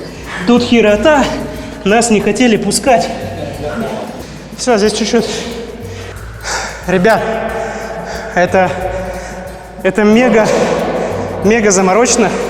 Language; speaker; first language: Russian; native; Russian